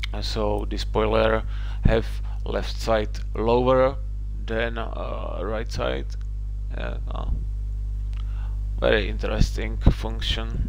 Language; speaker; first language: English; non-native, learner; Czech